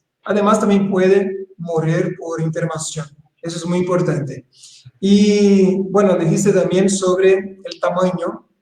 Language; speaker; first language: Spanish; non-native, fluent; Portuguese